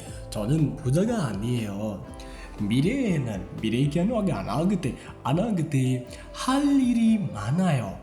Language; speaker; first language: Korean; non-native, learner; Sinhala